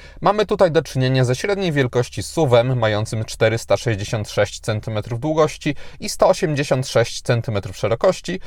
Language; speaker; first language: Polish; native; Polish